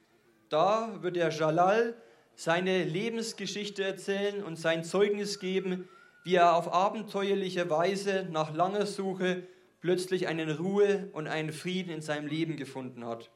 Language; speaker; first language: German; native; German